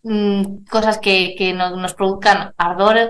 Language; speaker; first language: Spanish; native; Spanish